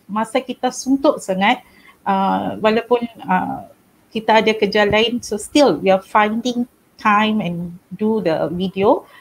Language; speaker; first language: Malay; non-native, local second language; Tamil